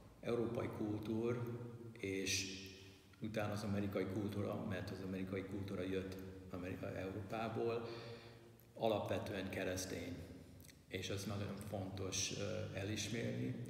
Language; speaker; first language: Hungarian; non-native, learner; English